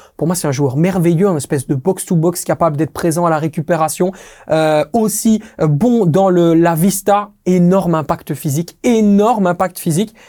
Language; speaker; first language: French; native; French